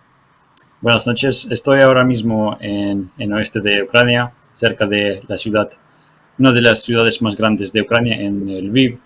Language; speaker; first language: Spanish; non-native, fluent; Ukrainian